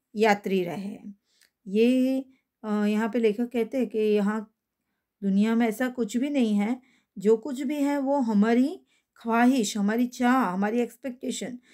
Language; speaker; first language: Hindi; non-native, local second language; Gujarati